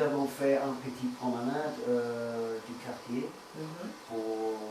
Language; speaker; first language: French; non-native, learner; English